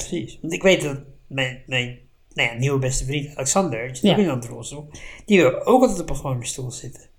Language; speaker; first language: Dutch; native; Dutch